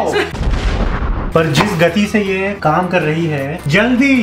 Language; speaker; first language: Hindi; native; Hindi